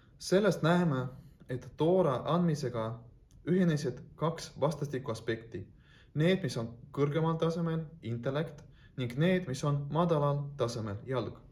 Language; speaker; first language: Estonian; non-native, local second language; Russian